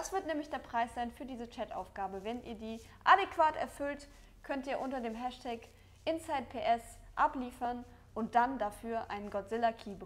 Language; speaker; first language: German; native; German